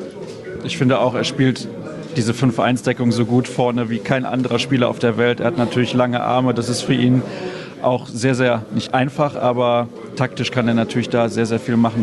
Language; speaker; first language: German; native; German